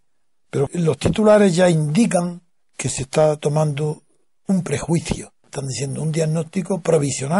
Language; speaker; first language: Spanish; native; Spanish